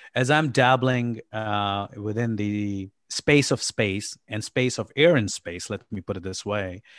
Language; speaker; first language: English; non-native, local second language; Urdu